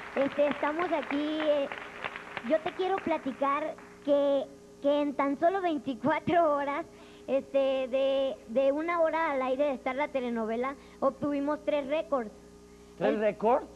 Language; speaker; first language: Spanish; native; Spanish